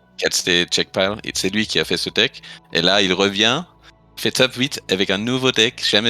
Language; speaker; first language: French; non-native, fluent; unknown